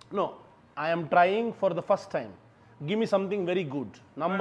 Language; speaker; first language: English; non-native, local second language; Kannada